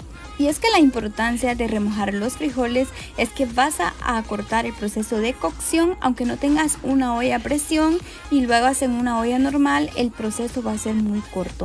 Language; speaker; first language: Spanish; native; Spanish